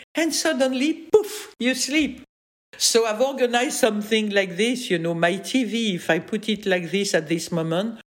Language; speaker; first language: English; non-native, fluent; French